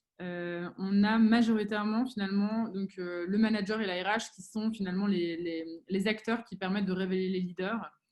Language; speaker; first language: French; native; French